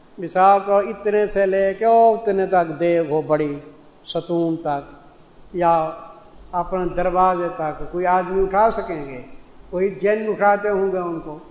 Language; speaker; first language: Urdu; non-native, local second language; Saraiki